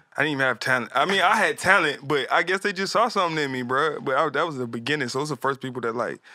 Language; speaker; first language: English; native; English